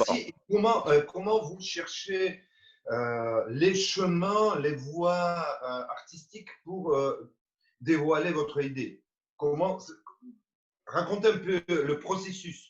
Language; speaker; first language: French; non-native, fluent; Romanian